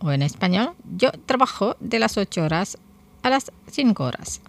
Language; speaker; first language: Spanish; non-native, fluent; Indonesian